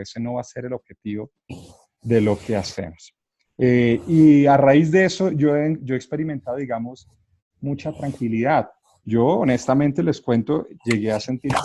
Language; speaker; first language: Spanish; native; Spanish